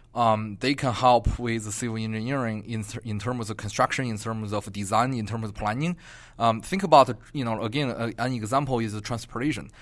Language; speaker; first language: English; non-native, fluent; Chinese